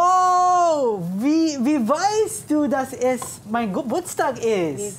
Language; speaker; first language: German; non-native, learner; Malay